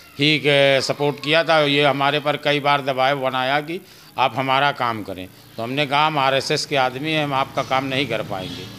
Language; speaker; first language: Hindi; native; Hindi